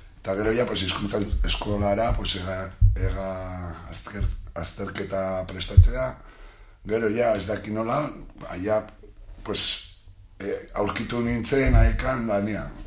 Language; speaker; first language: Basque; non-native, local second language; Spanish